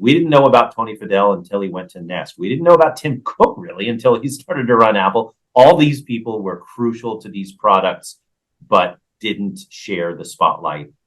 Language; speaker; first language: English; native; English